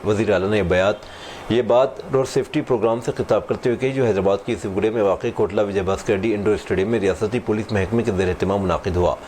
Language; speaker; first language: Urdu; native; Urdu